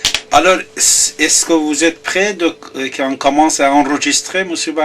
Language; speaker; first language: French; non-native, fluent; Persian